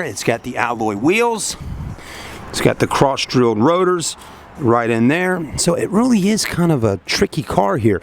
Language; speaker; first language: English; native; English